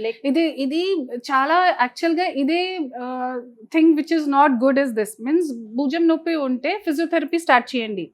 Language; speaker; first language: Telugu; non-native, fluent; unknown